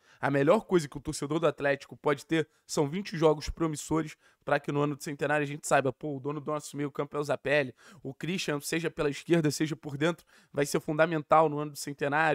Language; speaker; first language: Portuguese; native; Portuguese